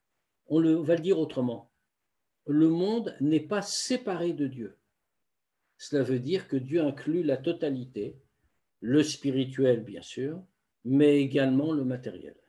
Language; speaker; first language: French; native; French